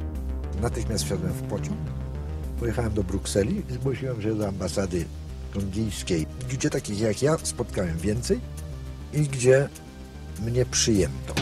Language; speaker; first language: Polish; native; Polish